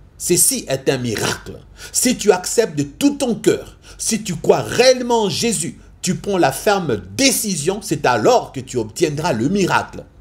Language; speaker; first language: French; non-native, local second language; Lingala